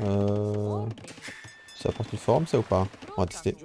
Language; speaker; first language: French; native; French